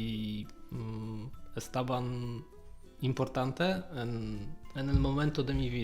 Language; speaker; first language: Spanish; non-native, learner; Polish